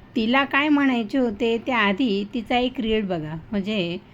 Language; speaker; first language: Marathi; non-native, local second language; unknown